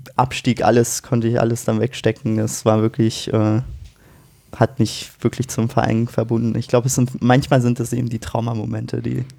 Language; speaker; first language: German; native; German